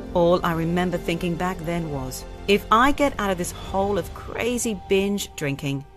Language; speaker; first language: English; native; English